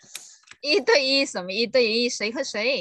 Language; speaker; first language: Chinese; non-native, fluent; Vietnamese